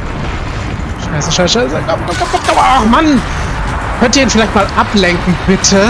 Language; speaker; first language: German; native; German